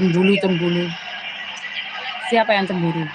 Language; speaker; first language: Indonesian; native; Indonesian